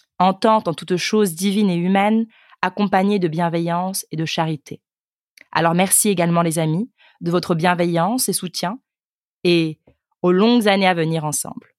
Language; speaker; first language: French; native; French